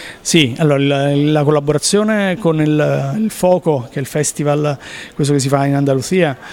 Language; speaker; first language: Italian; non-native, fluent; Spanish